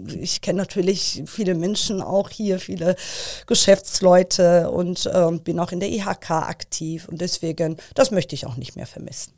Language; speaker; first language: German; early bilingual, other home language; Persian